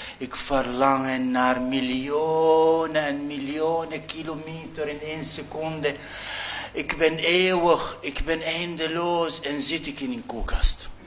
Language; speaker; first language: Dutch; non-native, fluent; Arabic